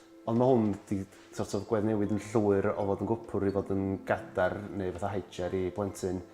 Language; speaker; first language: Welsh; native; Welsh